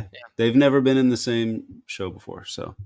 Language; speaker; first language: English; native; English